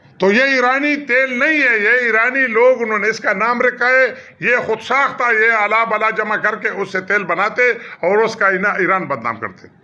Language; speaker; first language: Urdu; non-native, local second language; Pashto